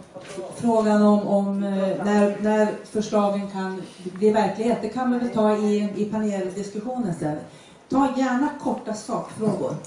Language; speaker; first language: Swedish; native; Swedish